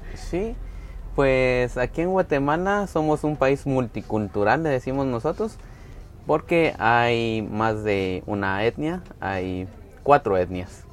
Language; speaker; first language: Spanish; native; Spanish